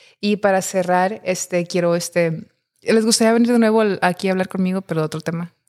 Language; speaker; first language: Spanish; early bilingual, heritage; Spanish